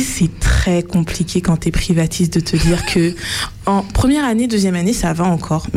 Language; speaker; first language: French; native; French